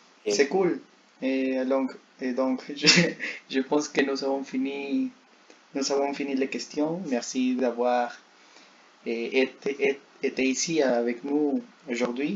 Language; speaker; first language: French; non-native, learner; Spanish